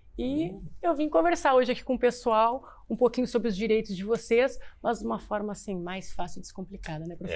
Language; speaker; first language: Portuguese; native; Portuguese